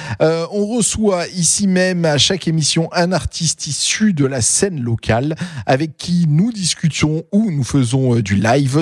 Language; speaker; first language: French; native; French